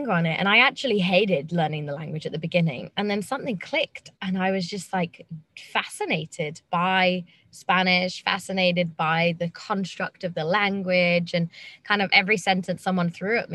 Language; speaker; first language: English; native; English